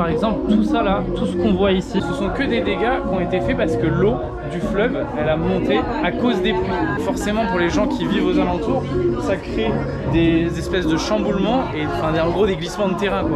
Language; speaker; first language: French; native; French